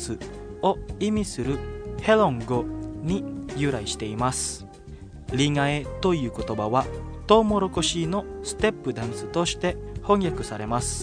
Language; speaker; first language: Japanese; non-native, fluent; Indonesian